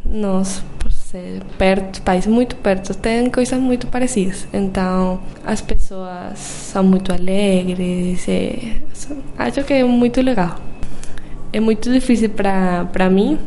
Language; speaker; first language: Portuguese; non-native, learner; Spanish